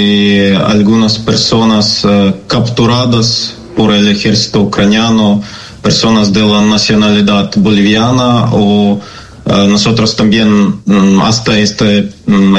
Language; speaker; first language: Spanish; non-native, learner; Ukrainian